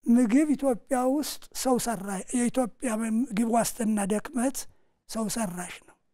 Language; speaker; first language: Amharic; native; Amharic